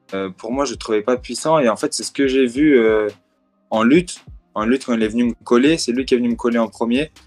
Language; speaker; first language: French; native; French